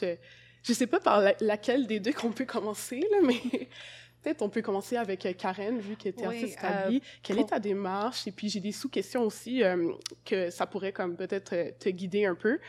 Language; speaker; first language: French; native; French